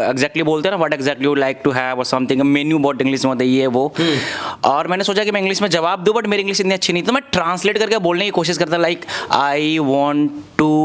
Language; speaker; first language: Hindi; native; Hindi